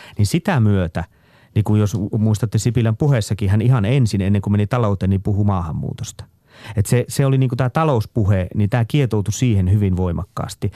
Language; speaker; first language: Finnish; native; Finnish